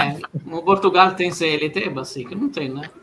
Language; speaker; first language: Portuguese; non-native, fluent; Arabic